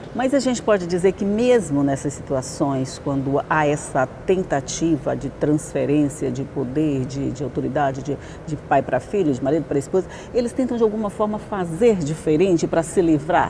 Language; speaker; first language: Portuguese; native; Portuguese